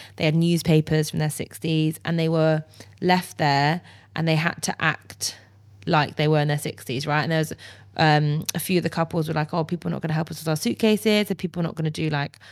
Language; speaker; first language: English; native; English